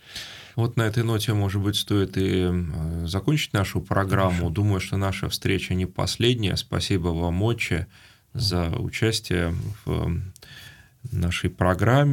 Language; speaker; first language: Russian; native; Russian